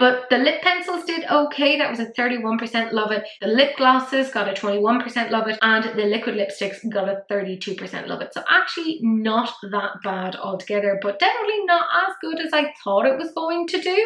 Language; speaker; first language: English; native; English